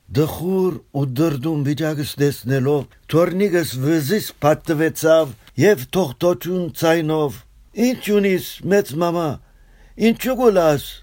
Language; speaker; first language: Armenian; early bilingual, heritage; Armenian